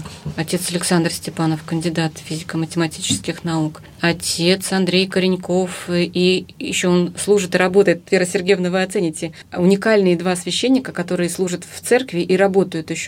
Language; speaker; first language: Russian; native; Russian